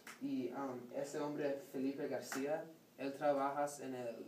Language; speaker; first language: Spanish; non-native, learner; English